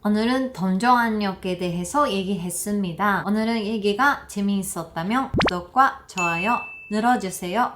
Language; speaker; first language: Korean; non-native, learner; Japanese